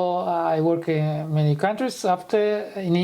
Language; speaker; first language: English; non-native, fluent; Italian